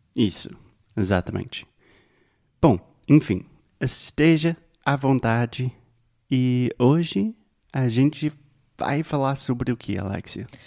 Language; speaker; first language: Portuguese; non-native, fluent; English